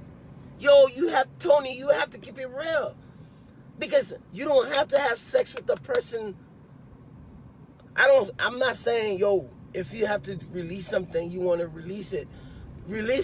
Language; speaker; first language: English; non-native, fluent; Haitian Creole